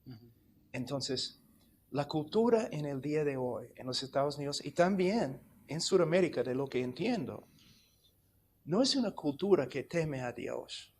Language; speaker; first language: Spanish; non-native, fluent; English